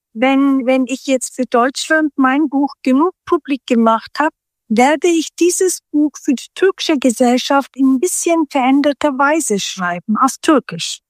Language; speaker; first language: German; non-native, fluent; Turkish